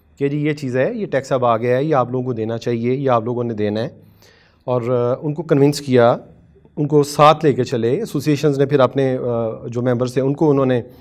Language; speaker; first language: Urdu; non-native, local second language; Punjabi